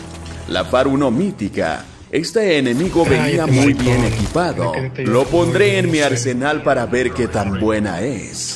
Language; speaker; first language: Spanish; native; Spanish